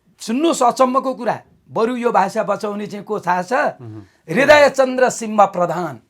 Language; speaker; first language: Nepali; native; Nepali